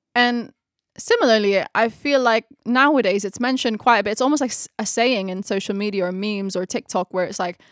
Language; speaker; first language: English; non-native, local second language; Filipino